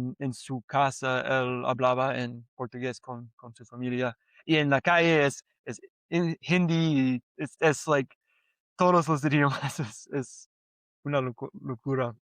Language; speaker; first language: Spanish; non-native, learner; English